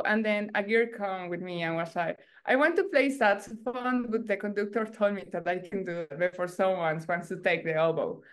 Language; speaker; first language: English; non-native, learner; Spanish